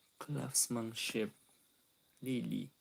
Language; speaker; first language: English; non-native, local second language; Filipino